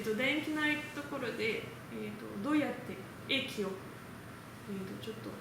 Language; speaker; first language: Japanese; non-native, learner; French